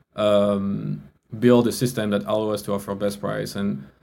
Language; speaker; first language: English; non-native, fluent; French